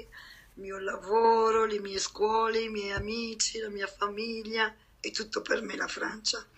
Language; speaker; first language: Italian; non-native, fluent; French